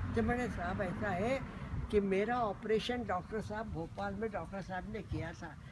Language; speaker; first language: Hindi; non-native, local second language; Marathi